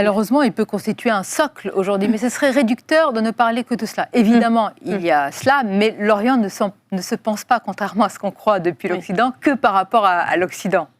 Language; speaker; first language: French; non-native, local second language; Arabic